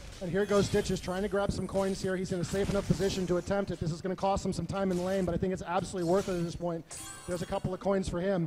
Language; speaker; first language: English; native; English